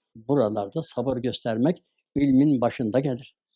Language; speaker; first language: Turkish; native; Turkish